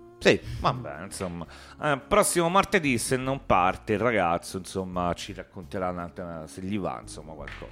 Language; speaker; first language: Italian; native; Italian